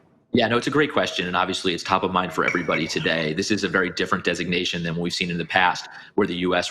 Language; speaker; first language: English; native; English